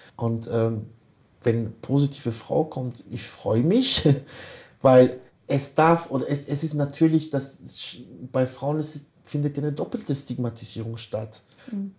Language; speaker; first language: German; early bilingual, other home language; Kurdish